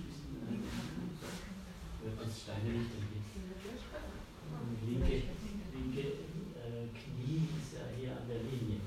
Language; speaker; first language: German; native; German